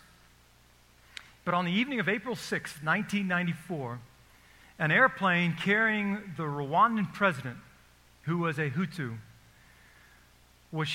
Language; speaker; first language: English; native; English